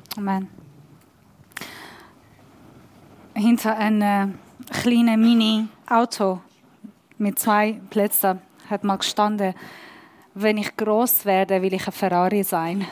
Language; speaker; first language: German; non-native, learner; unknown